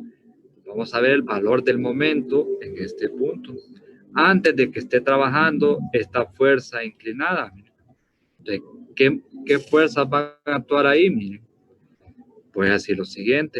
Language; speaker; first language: Spanish; native; Spanish